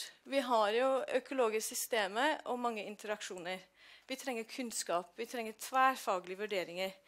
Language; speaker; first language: Norwegian; non-native, fluent; English